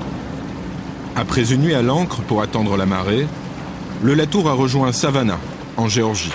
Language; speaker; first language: French; native; French